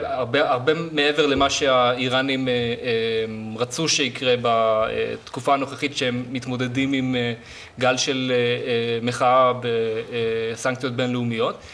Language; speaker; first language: Hebrew; native; Hebrew